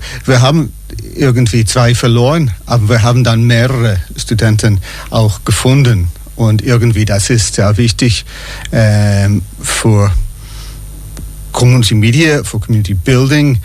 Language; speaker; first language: German; non-native, fluent; English